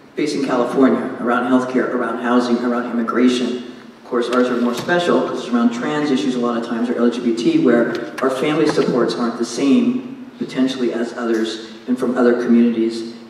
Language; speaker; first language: English; native; English